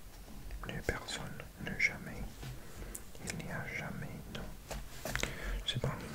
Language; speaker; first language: French; non-native, learner; English